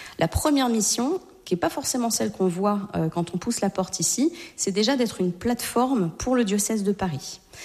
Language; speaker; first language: French; native; French